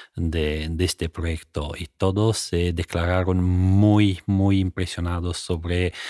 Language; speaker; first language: Spanish; non-native, fluent; Romanian